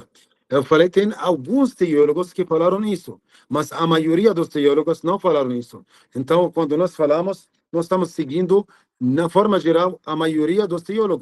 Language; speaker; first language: Portuguese; non-native, fluent; Arabic